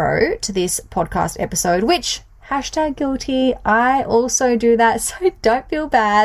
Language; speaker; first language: English; native; English